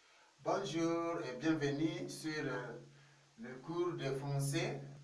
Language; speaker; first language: French; non-native, fluent; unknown